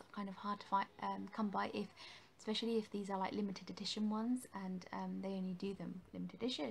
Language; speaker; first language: English; native; English